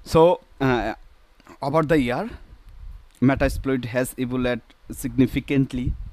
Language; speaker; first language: English; non-native, local second language; Bangla